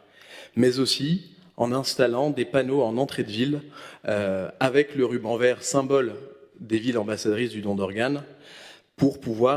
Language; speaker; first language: French; native; French